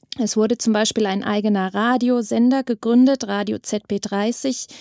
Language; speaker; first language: German; native; German